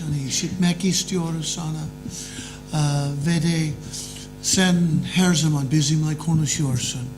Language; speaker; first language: Turkish; non-native, learner; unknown